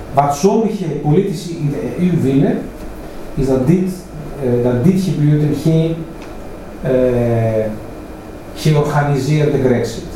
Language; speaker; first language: Dutch; non-native, fluent; Greek